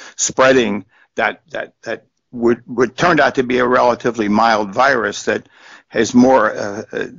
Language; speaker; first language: English; native; English